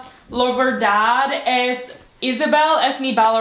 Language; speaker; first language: Spanish; non-native, learner; English